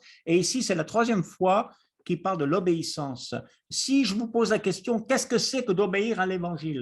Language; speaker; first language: French; native; French